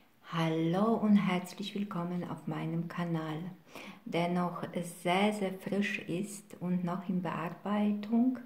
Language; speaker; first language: German; non-native, fluent; Polish